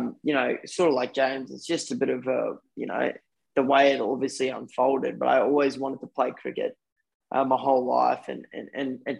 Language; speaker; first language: English; early bilingual, other home language; Afrikaans